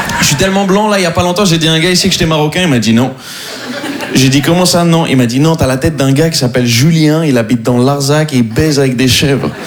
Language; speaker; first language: French; native; French